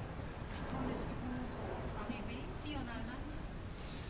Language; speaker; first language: French; non-native, learner; German